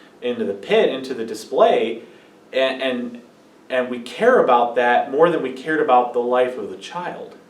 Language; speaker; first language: English; native; English